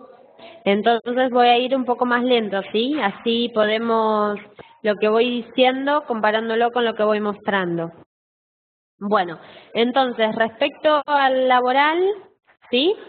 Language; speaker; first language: Spanish; native; Spanish